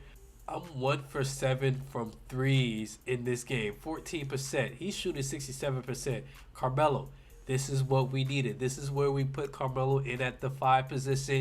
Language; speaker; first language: English; native; English